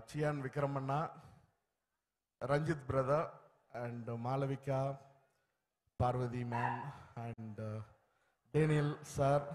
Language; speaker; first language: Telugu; non-native, learner; Tamil